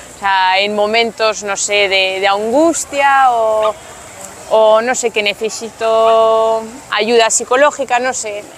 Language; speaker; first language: Spanish; non-native, fluent; French